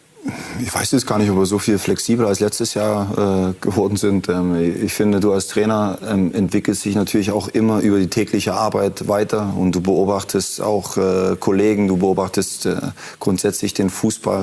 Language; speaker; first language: German; native; German